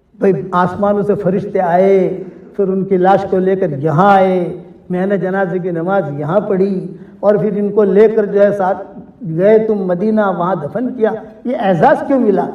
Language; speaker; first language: Urdu; native; Urdu